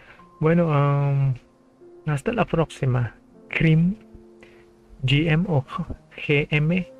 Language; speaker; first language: Spanish; non-native, fluent; Filipino